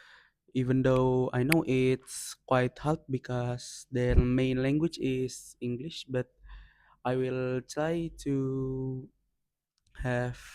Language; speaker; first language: English; non-native, learner; Indonesian